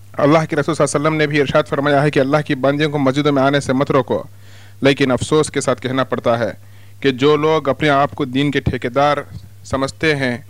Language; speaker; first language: Urdu; native; Urdu